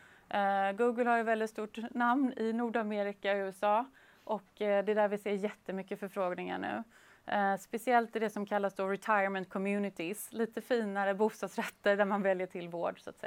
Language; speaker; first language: Swedish; native; Swedish